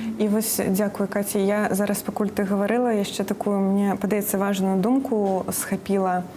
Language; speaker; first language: Belarusian; native; Belarusian